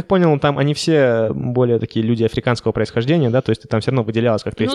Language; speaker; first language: Russian; native; Russian